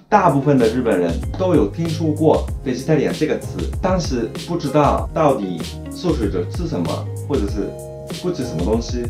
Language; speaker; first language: Chinese; non-native, fluent; Japanese